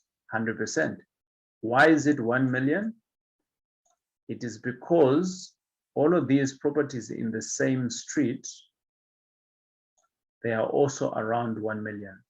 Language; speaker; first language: English; non-native, local second language; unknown